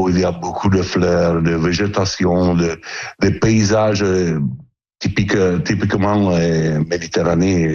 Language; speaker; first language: French; non-native, learner; Italian